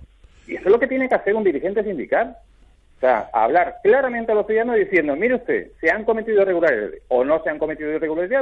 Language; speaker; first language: Spanish; native; Spanish